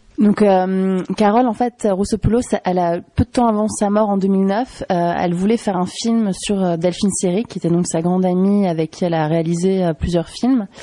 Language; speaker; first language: French; native; French